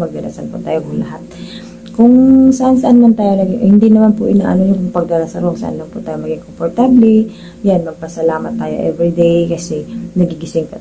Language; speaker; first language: Filipino; native; Filipino